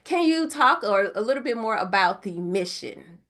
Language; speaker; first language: English; native; English